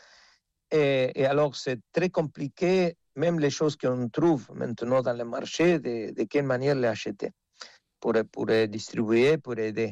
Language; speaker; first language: French; non-native, fluent; Spanish